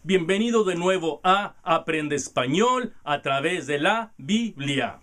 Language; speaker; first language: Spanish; non-native, learner; English